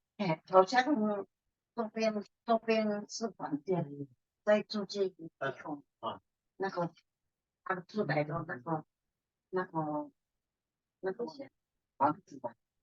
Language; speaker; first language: Chinese; early bilingual, heritage; Chinese